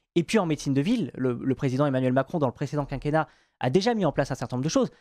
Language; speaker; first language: French; native; French